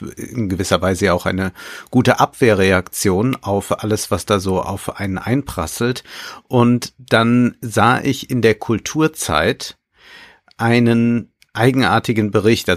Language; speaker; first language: German; native; German